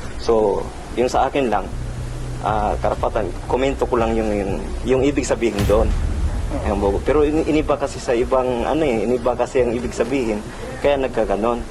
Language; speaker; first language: Filipino; non-native, local second language; Cebuano